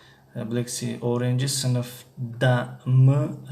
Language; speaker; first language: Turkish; non-native, fluent; Tajik